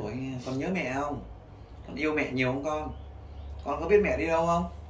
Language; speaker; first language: Vietnamese; native; Vietnamese